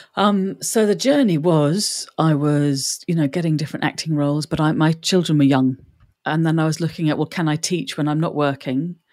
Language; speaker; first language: English; native; English